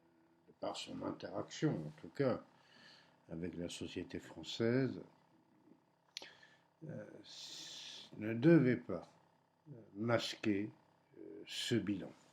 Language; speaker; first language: French; native; French